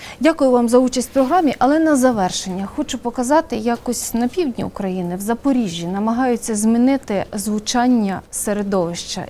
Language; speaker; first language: Ukrainian; native; Ukrainian